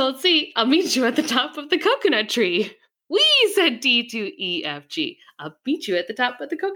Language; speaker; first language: English; native; English